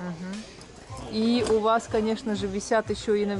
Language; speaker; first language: Russian; native; Russian